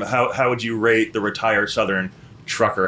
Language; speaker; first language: English; native; English